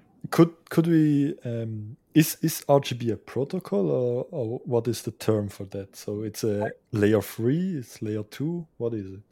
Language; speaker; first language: English; non-native, fluent; Swiss German